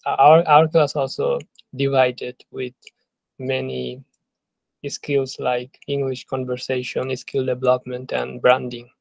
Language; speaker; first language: English; non-native, learner; Bangla